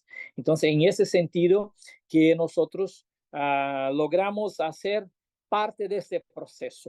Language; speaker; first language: Spanish; non-native, learner; Portuguese